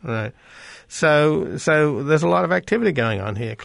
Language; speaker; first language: English; native; English